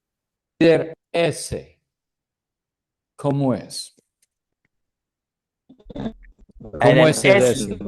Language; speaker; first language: Spanish; non-native, fluent; English